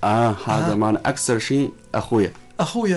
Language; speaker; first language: Arabic; non-native, learner; Chinese